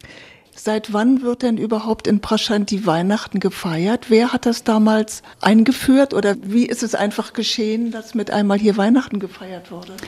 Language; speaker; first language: German; native; German